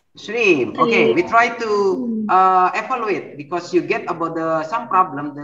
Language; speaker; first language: English; non-native, learner; Indonesian